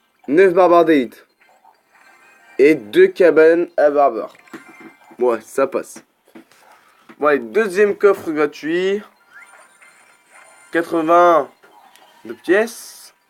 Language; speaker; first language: French; native; French